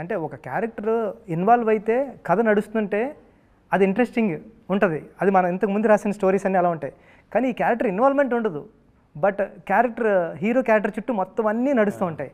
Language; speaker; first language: Telugu; native; Telugu